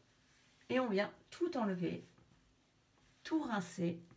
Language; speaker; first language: French; native; French